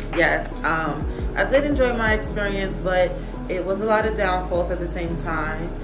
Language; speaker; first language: English; native; English